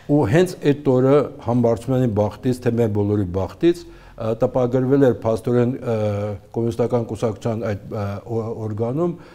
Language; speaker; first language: Armenian; native; Armenian